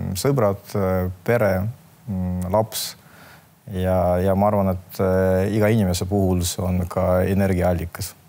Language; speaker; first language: Estonian; non-native, local second language; Russian